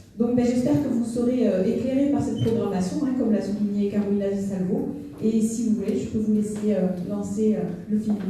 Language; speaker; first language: French; native; French